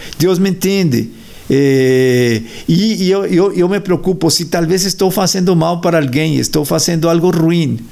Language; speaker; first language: Portuguese; non-native, fluent; Spanish